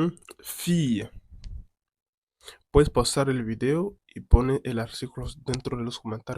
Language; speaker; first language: Spanish; non-native, fluent; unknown